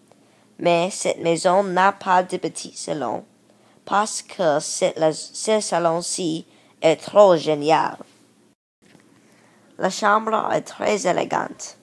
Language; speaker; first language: French; non-native, learner; English